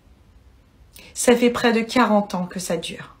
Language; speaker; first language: French; early bilingual, other home language; Persian